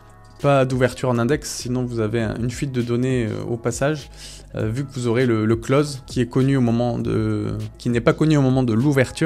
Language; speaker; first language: French; native; French